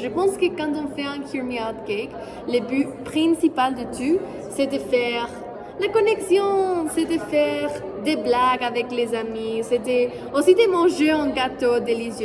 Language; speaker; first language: French; non-native, fluent; Spanish